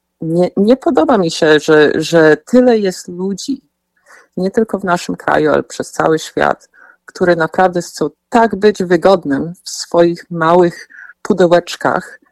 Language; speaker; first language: Polish; early bilingual, heritage; Polish